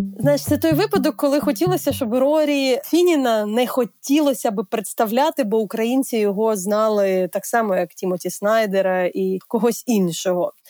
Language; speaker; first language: Ukrainian; native; Ukrainian